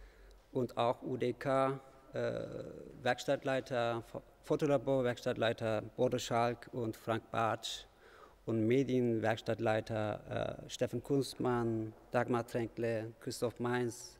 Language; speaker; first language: German; non-native, fluent; Turkish